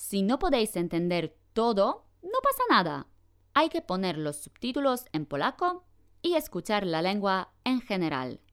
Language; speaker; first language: Spanish; non-native, fluent; Polish